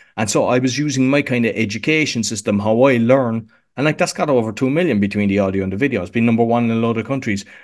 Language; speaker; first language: English; native; English